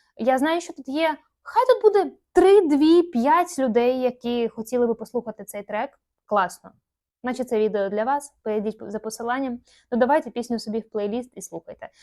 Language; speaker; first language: Ukrainian; non-native, local second language; Russian